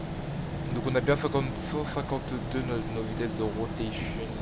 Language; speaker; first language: French; native; French